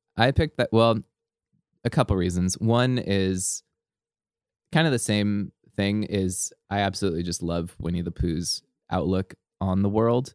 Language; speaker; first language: English; native; English